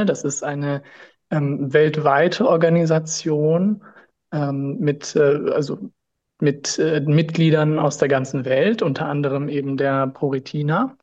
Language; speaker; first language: German; native; German